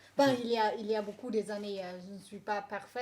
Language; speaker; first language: French; non-native, learner; English